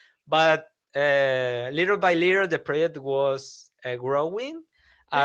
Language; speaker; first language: English; non-native, learner; Spanish